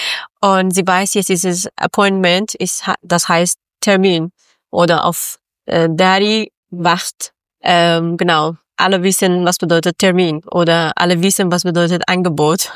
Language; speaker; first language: German; non-native, learner; Persian